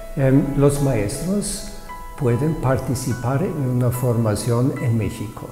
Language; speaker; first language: Spanish; non-native, fluent; German